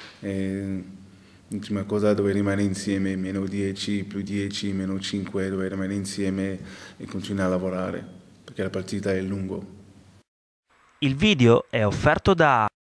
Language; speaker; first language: Italian; non-native, local second language; French